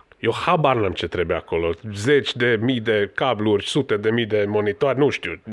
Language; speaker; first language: Romanian; non-native, local second language; Hungarian